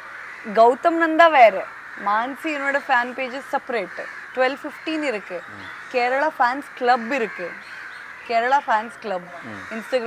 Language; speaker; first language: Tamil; non-native, fluent; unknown